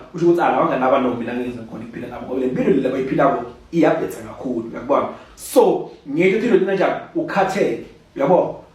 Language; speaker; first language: Zulu; non-native, local second language; Swati